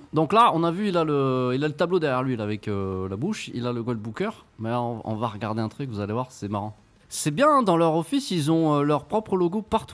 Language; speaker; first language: French; native; French